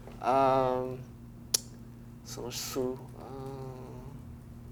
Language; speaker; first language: Chinese; early bilingual, heritage; English